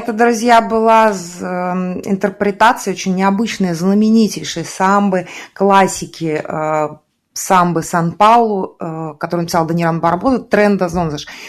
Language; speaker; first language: Russian; native; Russian